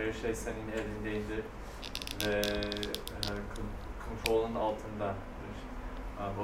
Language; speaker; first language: Turkish; non-native, fluent; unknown